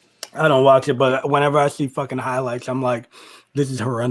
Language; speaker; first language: English; native; English